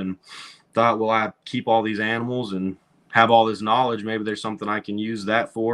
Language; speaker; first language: English; native; English